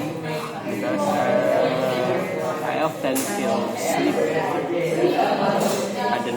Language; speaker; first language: English; non-native, learner; Indonesian